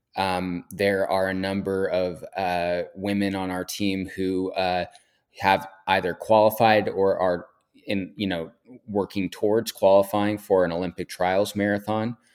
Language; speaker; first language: English; native; English